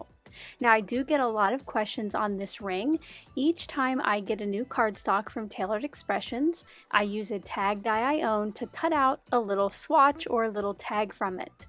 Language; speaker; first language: English; native; English